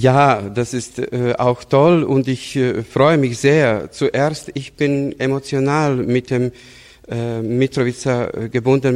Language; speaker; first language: German; non-native, fluent; Serbian